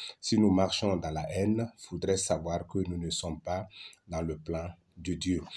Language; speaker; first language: French; non-native, local second language; Lingala